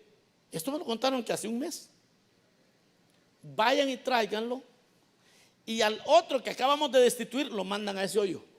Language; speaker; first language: Spanish; native; Spanish